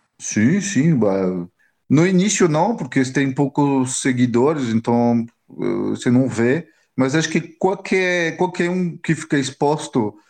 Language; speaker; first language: Portuguese; non-native, fluent; French